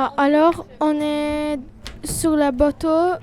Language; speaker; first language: French; non-native, learner; Azerbaijani